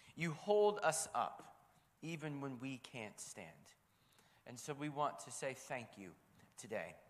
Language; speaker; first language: English; native; English